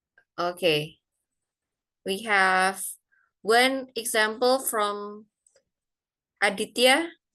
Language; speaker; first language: English; non-native, fluent; Indonesian